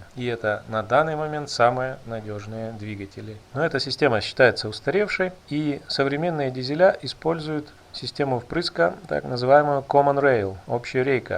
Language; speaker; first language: Russian; native; Russian